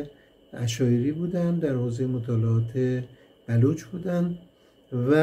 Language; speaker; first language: Persian; native; Persian